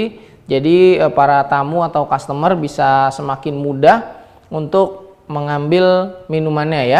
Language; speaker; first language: Indonesian; native; Indonesian